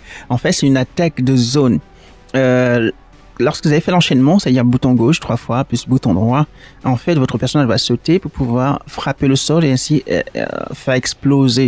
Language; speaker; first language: French; native; French